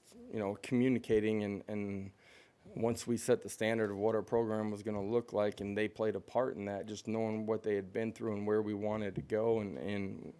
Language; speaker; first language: English; native; English